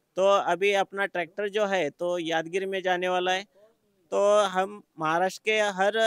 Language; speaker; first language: Hindi; non-native, local second language; Marathi